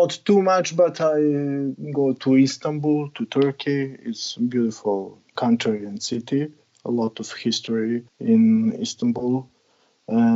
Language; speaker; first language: English; non-native, learner; Serbian